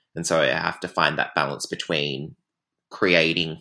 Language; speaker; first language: English; native; English